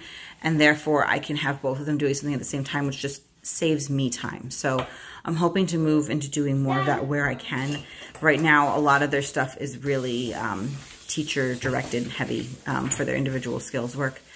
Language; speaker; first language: English; native; English